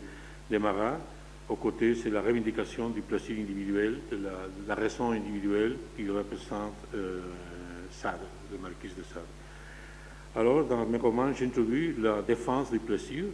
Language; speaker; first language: French; non-native, fluent; Spanish